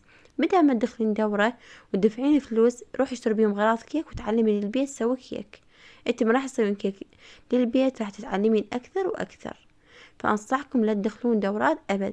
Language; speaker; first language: Arabic; native; Arabic